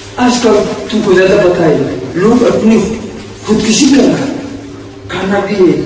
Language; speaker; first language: Urdu; non-native, local second language; Pashto